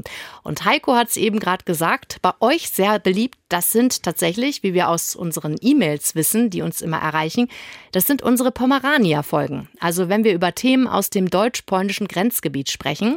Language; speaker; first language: German; native; German